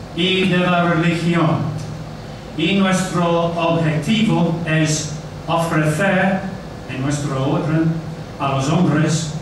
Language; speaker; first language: Spanish; non-native, fluent; English